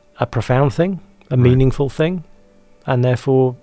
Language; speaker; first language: English; native; English